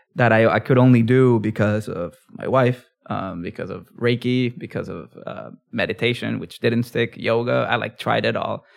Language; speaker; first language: English; early bilingual, other home language; Spanish